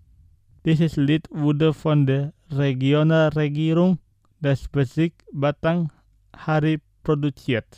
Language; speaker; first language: German; non-native, fluent; Indonesian